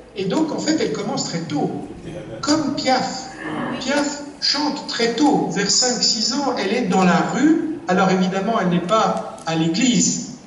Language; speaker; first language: French; native; French